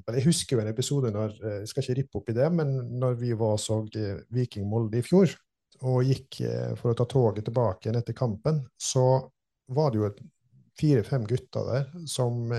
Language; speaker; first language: Norwegian; native; Norwegian